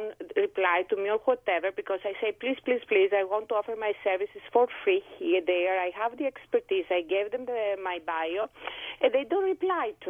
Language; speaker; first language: English; non-native, fluent; Greek